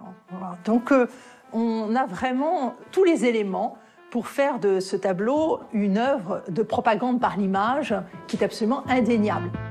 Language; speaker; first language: French; native; French